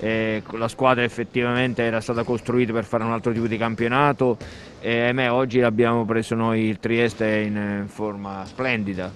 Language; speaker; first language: Italian; native; Italian